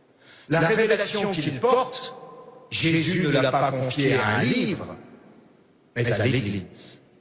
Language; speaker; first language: French; native; French